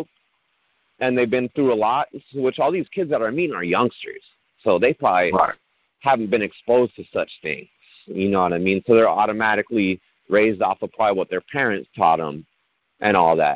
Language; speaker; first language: English; native; English